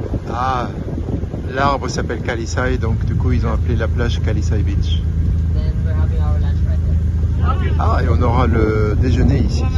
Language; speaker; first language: French; native; French